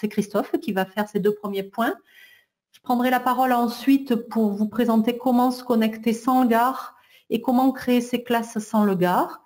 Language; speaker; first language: French; native; French